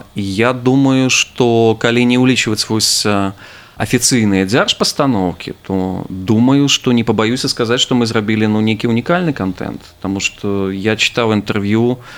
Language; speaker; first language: Belarusian; non-native, local second language; Russian